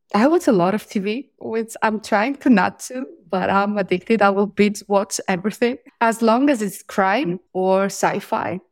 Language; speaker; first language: English; non-native, fluent; Greek